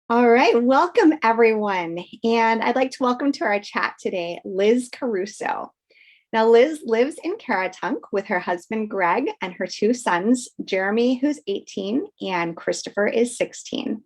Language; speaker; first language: English; native; English